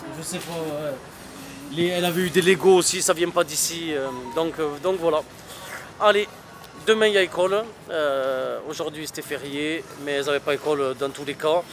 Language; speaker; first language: French; native; French